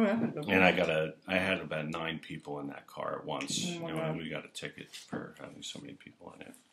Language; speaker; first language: English; native; English